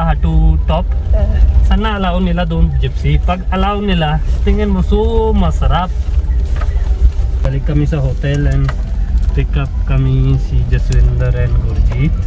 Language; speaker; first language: Filipino; non-native, learner; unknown